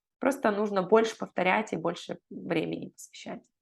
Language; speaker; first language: Russian; native; Russian